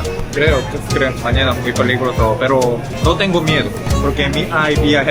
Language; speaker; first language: Spanish; non-native, learner; Korean